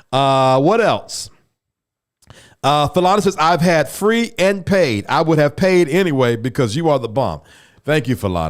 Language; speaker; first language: English; native; English